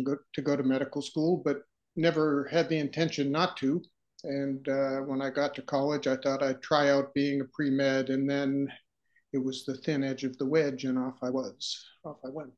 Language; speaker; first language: English; native; English